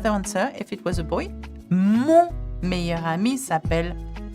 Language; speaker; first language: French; non-native, fluent; English